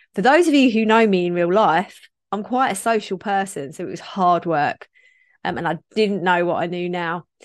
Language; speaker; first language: English; native; English